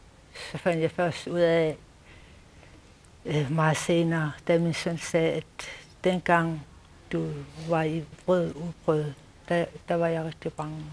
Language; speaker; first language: Danish; non-native, local second language; Kalaallisut